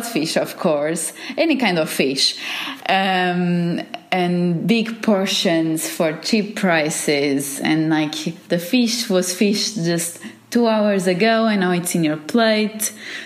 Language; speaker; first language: English; non-native, fluent; Portuguese